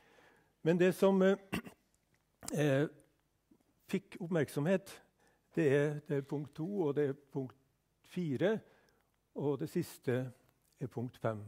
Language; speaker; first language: Norwegian; native; Norwegian